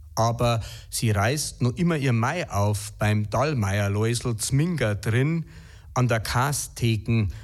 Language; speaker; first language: German; native; German